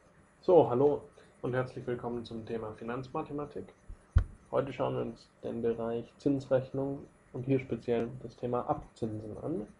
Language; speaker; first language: German; native; German